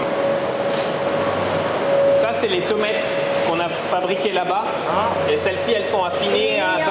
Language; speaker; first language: French; native; French